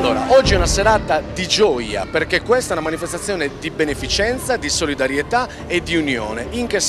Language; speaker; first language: Italian; native; Italian